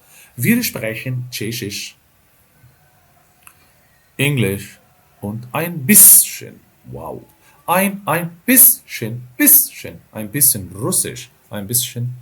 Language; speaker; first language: German; non-native, fluent; Arabic